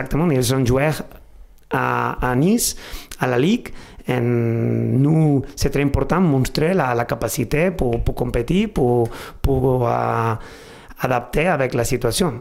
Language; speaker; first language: French; non-native, fluent; Spanish